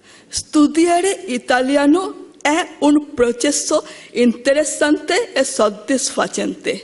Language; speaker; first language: Italian; non-native, learner; Bangla